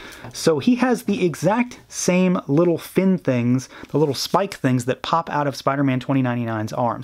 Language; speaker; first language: English; native; English